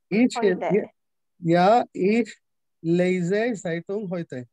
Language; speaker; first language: German; non-native, learner; Malayalam